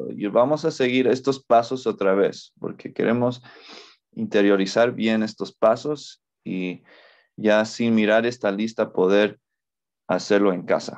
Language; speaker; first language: Spanish; non-native, fluent; English